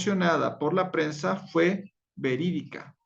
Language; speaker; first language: Spanish; native; Spanish